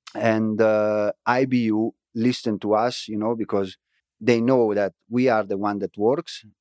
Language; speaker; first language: English; non-native, fluent; Italian